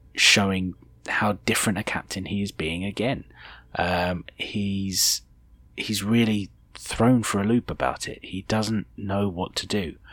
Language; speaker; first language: English; native; English